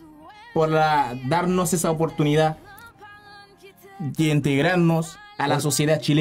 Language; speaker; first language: Spanish; non-native, learner; Haitian Creole